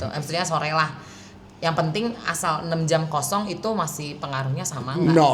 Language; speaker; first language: Indonesian; native; Indonesian